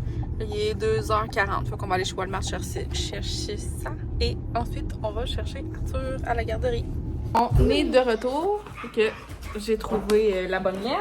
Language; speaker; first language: French; native; French